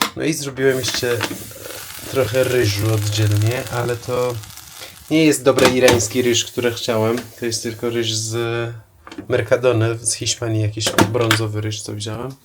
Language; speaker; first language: Polish; non-native, fluent; Persian